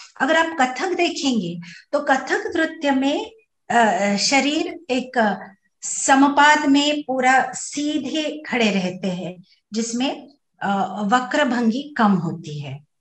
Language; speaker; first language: Hindi; non-native, local second language; Marathi